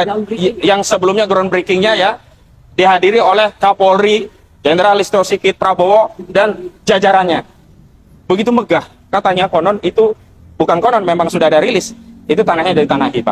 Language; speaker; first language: Indonesian; native; Indonesian